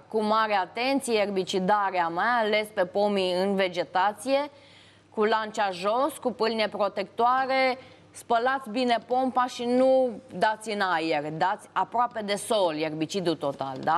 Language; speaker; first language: Romanian; native; Romanian